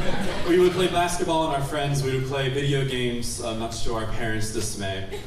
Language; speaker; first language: English; native; English